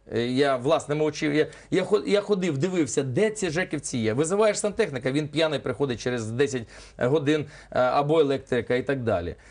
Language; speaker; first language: Ukrainian; non-native, local second language; Russian